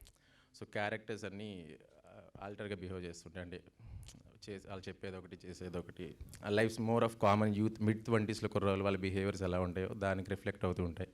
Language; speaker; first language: Telugu; native; Telugu